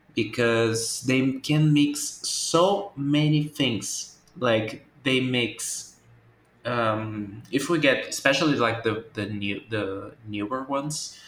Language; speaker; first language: English; non-native, fluent; Portuguese